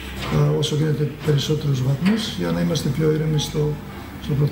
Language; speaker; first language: Greek; non-native, fluent; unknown